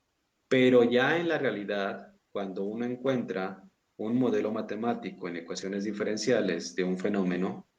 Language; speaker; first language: Spanish; native; Spanish